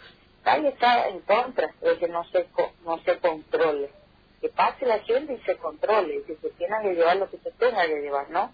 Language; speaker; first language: Spanish; native; Spanish